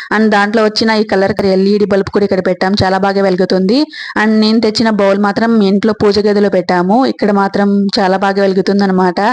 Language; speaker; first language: Telugu; native; Telugu